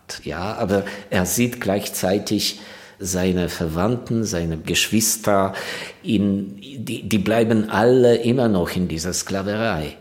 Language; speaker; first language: German; non-native, fluent; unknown